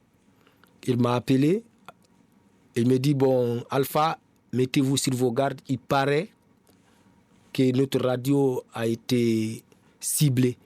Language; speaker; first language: French; non-native, local second language; Mandingo